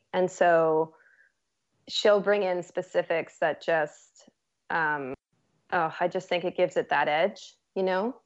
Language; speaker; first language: English; native; English